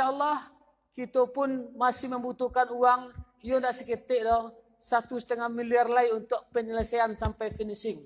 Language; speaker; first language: Indonesian; non-native, local second language; Minangkabau